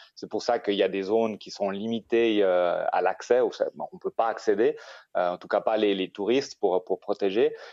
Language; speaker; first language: French; native; French